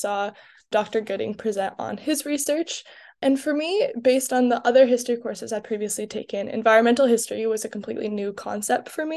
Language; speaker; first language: English; native; English